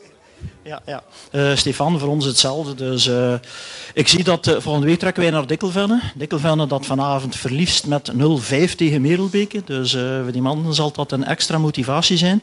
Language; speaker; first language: Dutch; native; Dutch